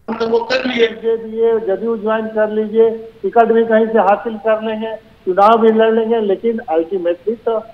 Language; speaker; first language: Hindi; native; Hindi